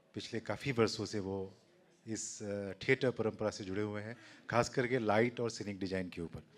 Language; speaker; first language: Hindi; non-native, local second language; Assamese